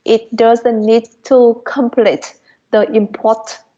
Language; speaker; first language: English; non-native, fluent; Vietnamese